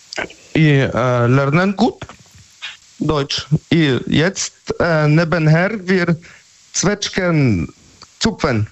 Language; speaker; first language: German; non-native, learner; Polish